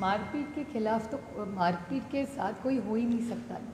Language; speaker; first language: Hindi; non-native, local second language; Marathi